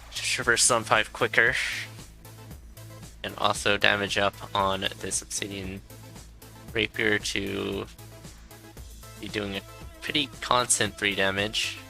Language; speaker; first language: English; native; English